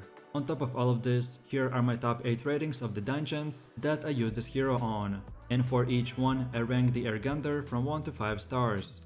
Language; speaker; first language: English; non-native, fluent; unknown